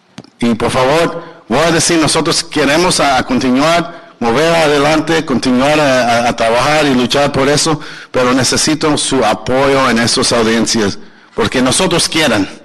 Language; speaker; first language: Spanish; early bilingual, heritage; English